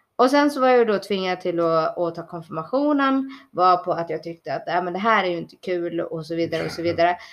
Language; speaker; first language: Swedish; early bilingual, other home language; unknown